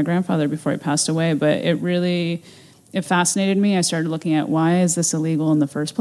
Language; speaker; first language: English; native; English